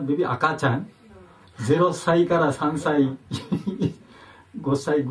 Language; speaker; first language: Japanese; non-native, learner; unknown